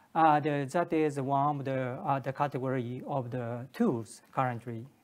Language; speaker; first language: English; non-native, learner; Japanese